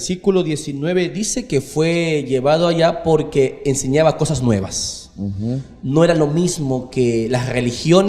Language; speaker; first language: Spanish; native; Spanish